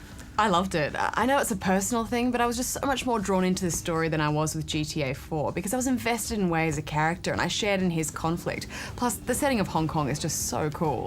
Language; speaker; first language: English; native; English